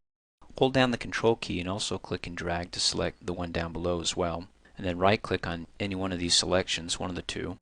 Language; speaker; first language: English; native; English